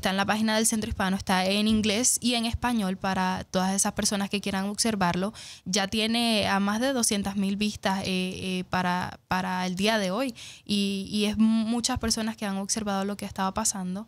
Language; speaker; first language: Spanish; native; Spanish